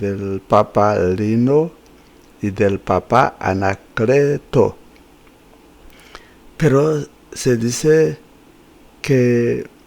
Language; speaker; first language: Spanish; non-native, fluent; Haitian Creole